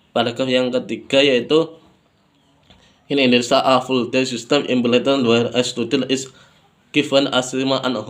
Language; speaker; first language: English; non-native, learner; Indonesian